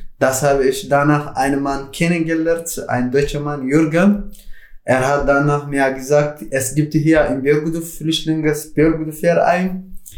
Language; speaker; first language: German; non-native, learner; Tigrinya